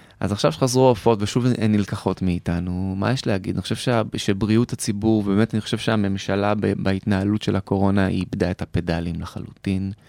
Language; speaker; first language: Hebrew; native; Hebrew